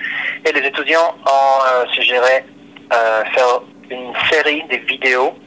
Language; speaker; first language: French; non-native, fluent; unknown